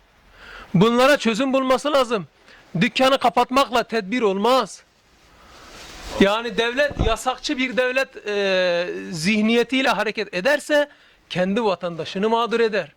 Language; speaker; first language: Turkish; native; Turkish